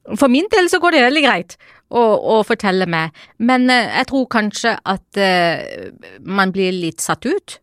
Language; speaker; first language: Norwegian; early bilingual, other home language; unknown